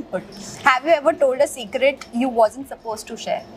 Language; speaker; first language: English; non-native, local second language; Hindi